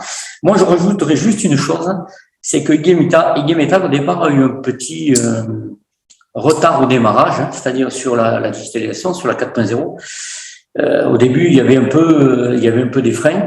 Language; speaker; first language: French; native; French